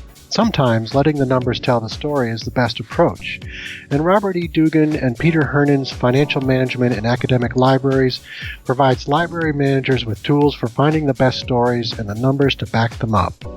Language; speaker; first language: English; native; English